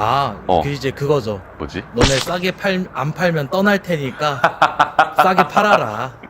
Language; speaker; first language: Korean; native; Korean